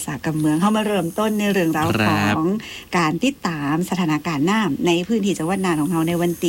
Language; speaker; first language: Thai; non-native, local second language; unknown